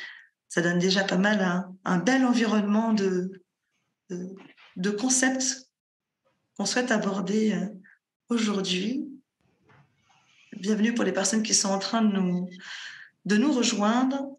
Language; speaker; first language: French; native; French